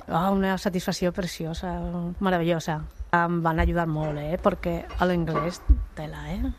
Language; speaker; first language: Catalan; non-native, local second language; Spanish